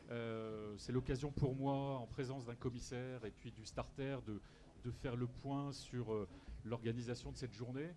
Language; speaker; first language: French; native; French